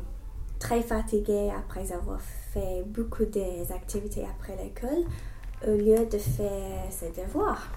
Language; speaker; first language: French; non-native, learner; English